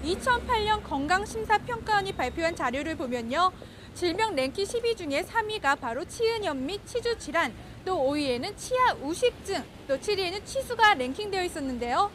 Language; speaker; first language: Korean; native; Korean